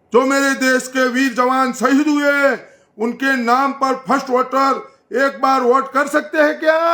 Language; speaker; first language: Hindi; non-native, local second language; Gujarati